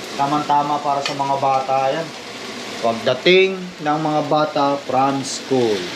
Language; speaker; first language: Filipino; non-native, local second language; Iloko